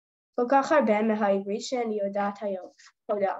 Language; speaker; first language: Hebrew; non-native, learner; English